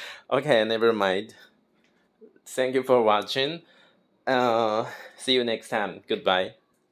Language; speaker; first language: English; non-native, fluent; Chinese